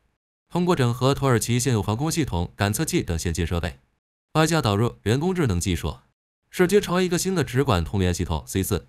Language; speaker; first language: Chinese; native; Chinese